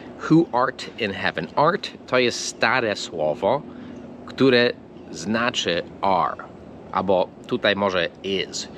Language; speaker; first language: Polish; non-native, fluent; English